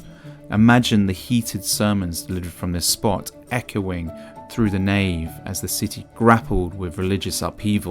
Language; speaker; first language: English; native; English